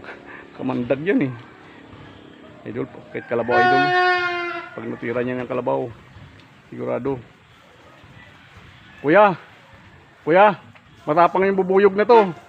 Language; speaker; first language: Filipino; native; Filipino